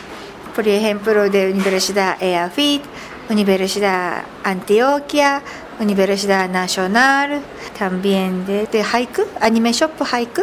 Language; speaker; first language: Spanish; non-native, learner; Japanese